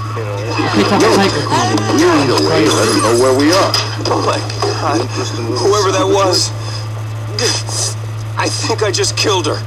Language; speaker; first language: English; native; English